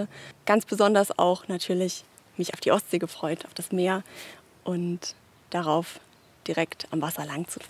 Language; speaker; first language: German; native; German